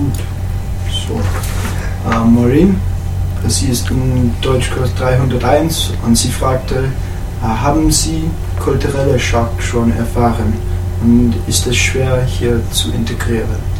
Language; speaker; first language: German; non-native, learner; English